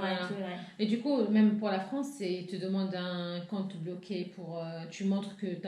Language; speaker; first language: French; non-native, local second language; Arabic